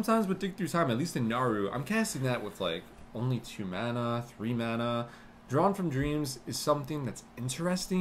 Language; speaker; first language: English; native; English